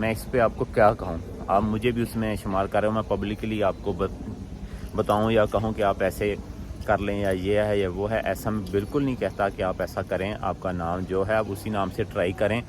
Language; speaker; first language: Urdu; non-native, local second language; Punjabi